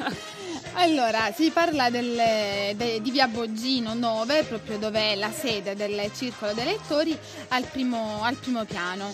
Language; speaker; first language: Italian; native; Italian